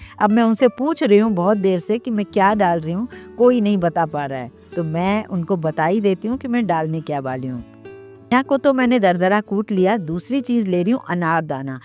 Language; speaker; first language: Hindi; non-native, local second language; Sindhi